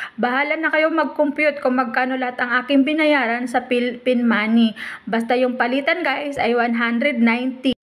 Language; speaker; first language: Filipino; native; Filipino